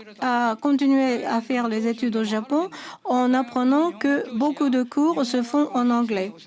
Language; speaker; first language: French; non-native, fluent; Japanese